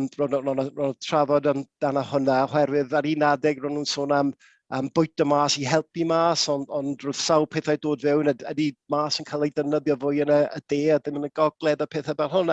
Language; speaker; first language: Welsh; non-native, local second language; English